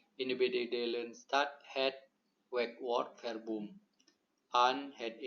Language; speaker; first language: Dutch; non-native, learner; Indonesian